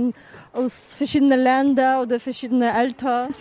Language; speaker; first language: German; non-native, fluent; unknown